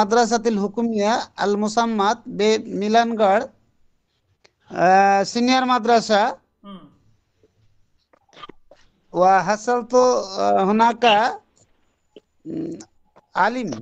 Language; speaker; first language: Arabic; non-native, learner; Bangla